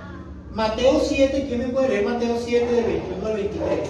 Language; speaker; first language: Spanish; native; Spanish